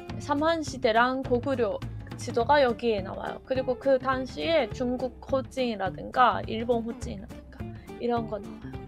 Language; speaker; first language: Korean; non-native, fluent; Japanese